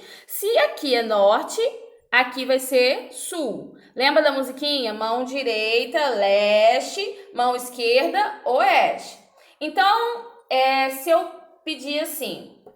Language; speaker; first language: Portuguese; native; Portuguese